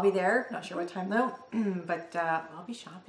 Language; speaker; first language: English; native; English